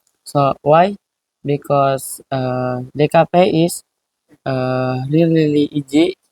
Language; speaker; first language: English; non-native, learner; Indonesian